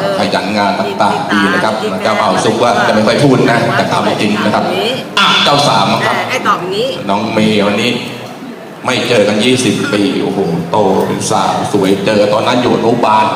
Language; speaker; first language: Thai; native; Thai